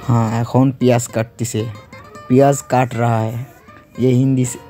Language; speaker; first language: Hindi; non-native, learner; Bangla